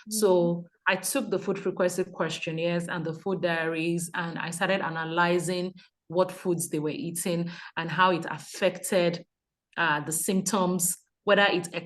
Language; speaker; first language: English; non-native, local second language; Yoruba